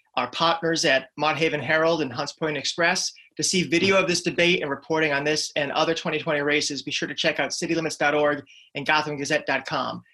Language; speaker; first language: English; native; English